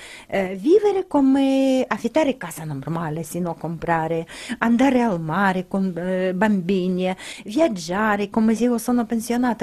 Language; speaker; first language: Italian; non-native, learner; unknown